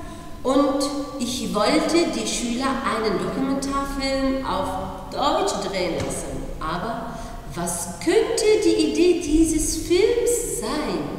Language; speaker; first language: German; non-native, fluent; Arabic